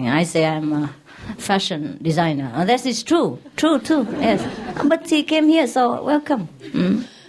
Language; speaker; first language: English; non-native, fluent; Vietnamese